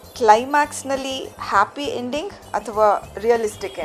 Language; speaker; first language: Kannada; native; Kannada